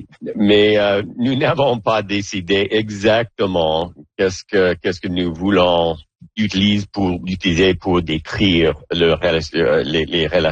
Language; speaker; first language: French; non-native, fluent; English